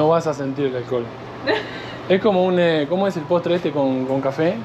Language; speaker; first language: Spanish; native; Spanish